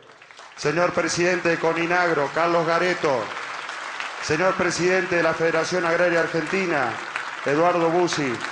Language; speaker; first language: Spanish; native; Spanish